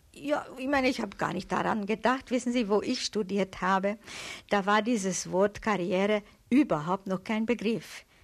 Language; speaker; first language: German; non-native, fluent; Hungarian